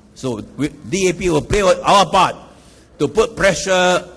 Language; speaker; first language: English; non-native, local second language; Chinese